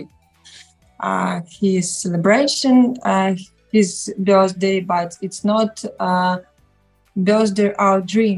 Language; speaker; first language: English; non-native, learner; Russian